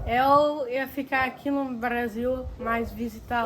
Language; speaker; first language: Portuguese; early bilingual, other home language; English